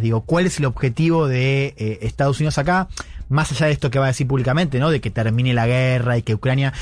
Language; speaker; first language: Spanish; native; Spanish